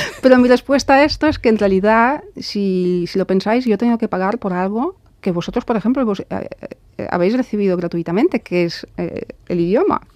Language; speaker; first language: Spanish; non-native, fluent; Polish